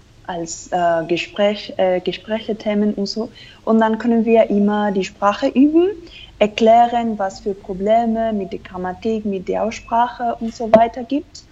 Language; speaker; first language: German; non-native, fluent; Spanish